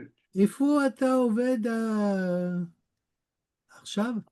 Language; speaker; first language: Hebrew; non-native, learner; French